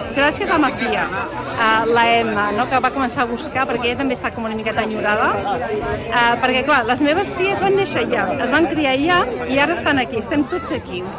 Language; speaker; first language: Catalan; early bilingual, heritage; Catalan